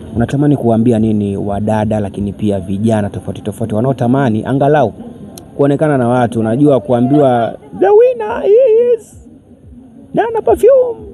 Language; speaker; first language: Swahili; native; Swahili